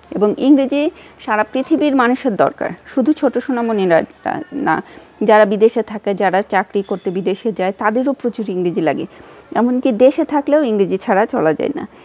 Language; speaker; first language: Bangla; native; Bangla